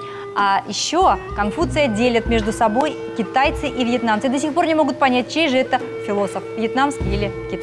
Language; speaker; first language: Russian; native; Russian